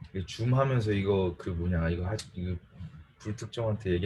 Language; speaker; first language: Korean; native; Korean